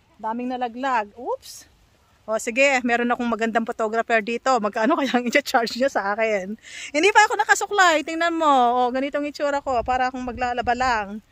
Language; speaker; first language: Filipino; native; Filipino